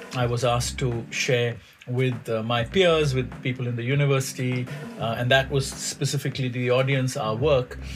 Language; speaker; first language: English; non-native, local second language; Hindi